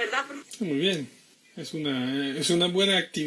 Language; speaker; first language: Spanish; non-native, fluent; French